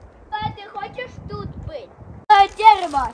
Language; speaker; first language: Russian; early bilingual, heritage; Russian